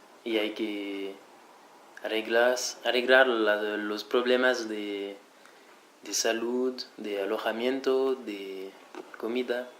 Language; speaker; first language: Spanish; non-native, fluent; French